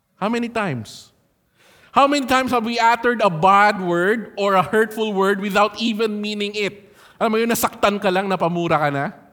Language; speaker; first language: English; non-native, local second language; Filipino